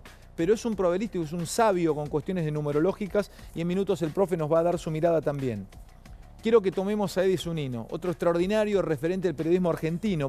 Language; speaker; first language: Spanish; native; Spanish